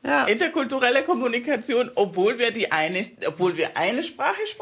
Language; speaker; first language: German; non-native, fluent; Spanish